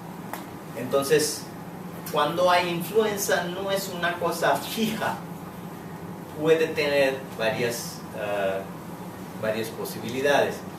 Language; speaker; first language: Spanish; non-native, fluent; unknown